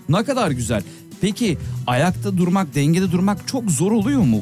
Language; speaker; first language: Turkish; native; Turkish